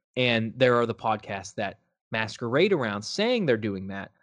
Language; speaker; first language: English; native; English